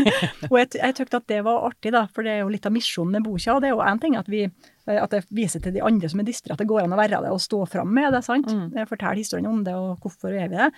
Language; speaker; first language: Norwegian; native; Norwegian